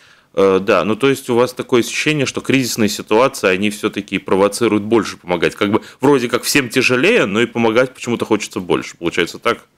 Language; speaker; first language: Russian; native; Russian